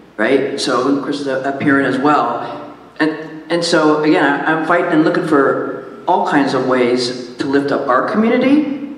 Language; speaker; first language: English; native; English